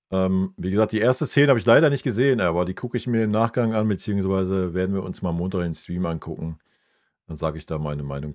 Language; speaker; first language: German; native; German